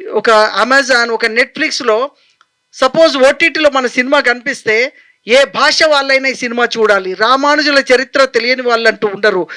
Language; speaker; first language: Telugu; native; Telugu